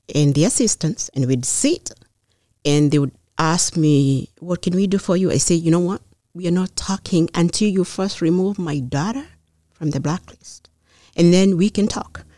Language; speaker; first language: English; non-native, local second language; Kikuyu